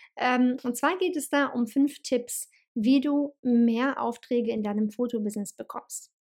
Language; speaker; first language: German; early bilingual, other home language; Bosnian